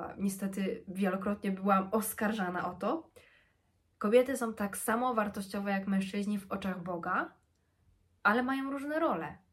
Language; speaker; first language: Polish; early bilingual, heritage; Polish